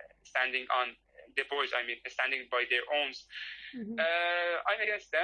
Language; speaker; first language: English; non-native, learner; Persian